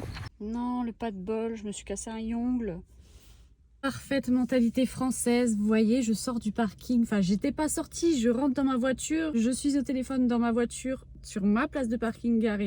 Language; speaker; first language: French; native; French